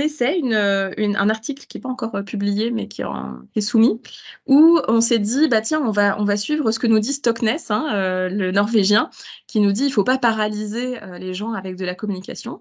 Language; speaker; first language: French; native; French